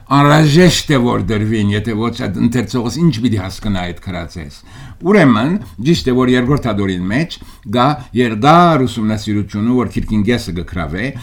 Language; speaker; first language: Armenian; early bilingual, heritage; Armenian